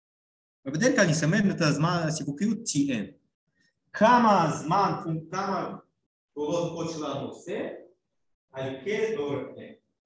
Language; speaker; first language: Hebrew; non-native, fluent; Russian